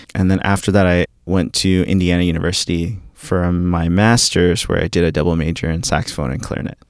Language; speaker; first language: English; early bilingual, other home language; Filipino